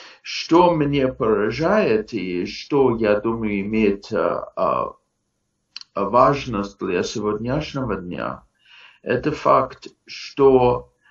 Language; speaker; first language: Russian; non-native, fluent; English